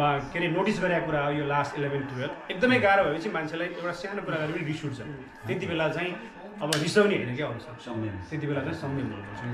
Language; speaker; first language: Nepali; native; Nepali